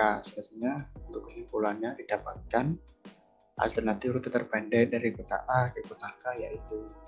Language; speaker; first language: Indonesian; native; Indonesian